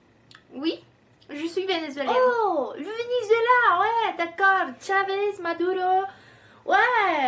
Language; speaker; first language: French; non-native, fluent; Spanish